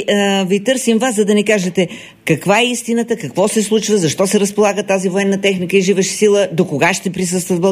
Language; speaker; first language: Bulgarian; native; Bulgarian